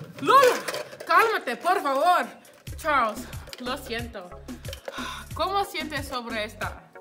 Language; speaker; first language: Spanish; non-native, learner; English